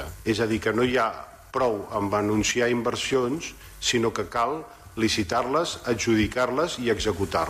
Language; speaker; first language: Catalan; native; Catalan